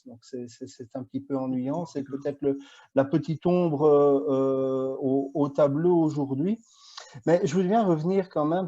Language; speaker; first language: French; native; French